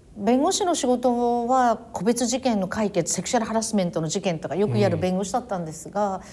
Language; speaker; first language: Japanese; native; Japanese